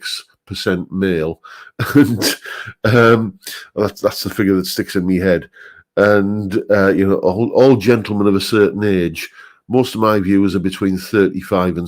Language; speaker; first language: English; native; English